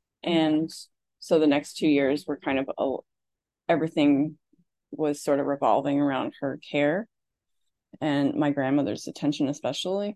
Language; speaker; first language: English; native; English